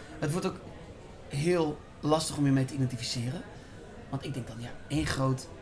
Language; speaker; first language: Dutch; native; Dutch